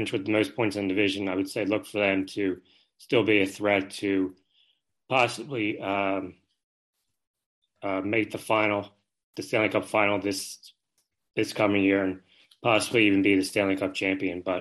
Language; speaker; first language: English; native; English